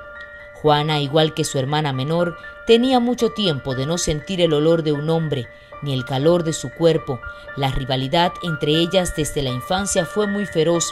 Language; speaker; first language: Spanish; native; Spanish